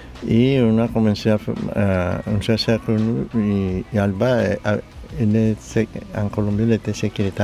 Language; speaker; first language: French; non-native, learner; Spanish